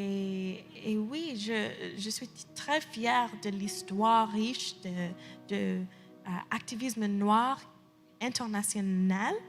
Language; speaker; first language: French; early bilingual, heritage; English